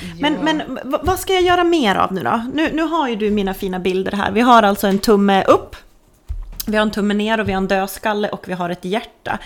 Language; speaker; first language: Swedish; native; Swedish